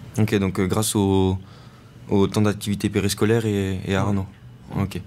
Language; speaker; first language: French; native; French